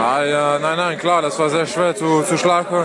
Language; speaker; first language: German; non-native, fluent; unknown